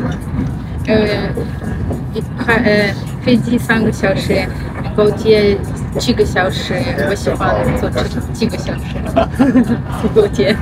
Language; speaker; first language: Chinese; non-native, learner; Russian